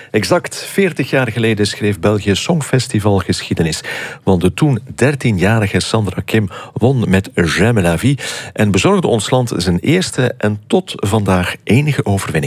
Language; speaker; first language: Dutch; native; Dutch